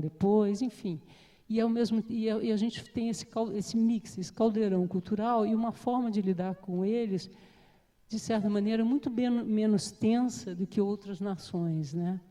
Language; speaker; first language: Portuguese; native; Portuguese